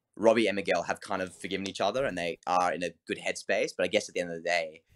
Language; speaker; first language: English; native; English